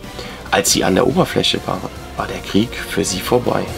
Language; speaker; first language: German; native; German